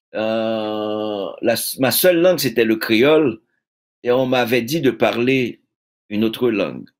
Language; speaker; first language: French; native; French